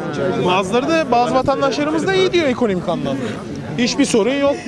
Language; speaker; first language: Turkish; native; Turkish